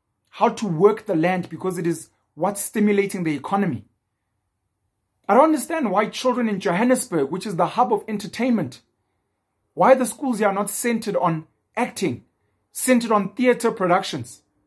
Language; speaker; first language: English; non-native, local second language; Zulu